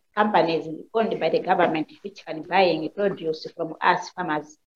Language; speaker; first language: English; non-native, local second language; Nyanja